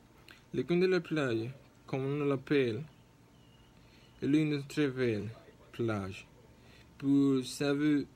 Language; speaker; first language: French; non-native, learner; Spanish